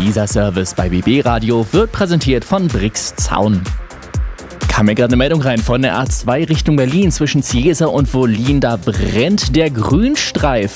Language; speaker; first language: German; native; German